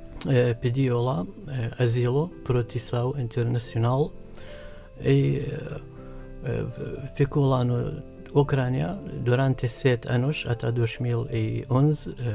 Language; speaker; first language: Portuguese; non-native, fluent; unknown